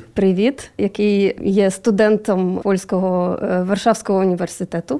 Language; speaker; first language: Ukrainian; non-native, local second language; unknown